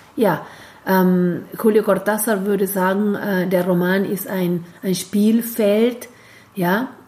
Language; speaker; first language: German; non-native, fluent; Spanish